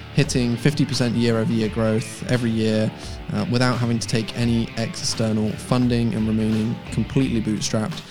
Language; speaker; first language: English; native; English